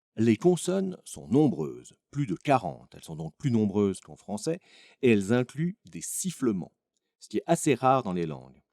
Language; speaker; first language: French; native; French